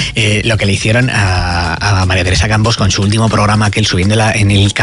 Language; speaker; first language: Spanish; native; Spanish